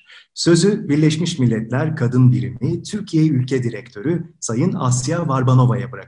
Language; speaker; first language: Turkish; native; Turkish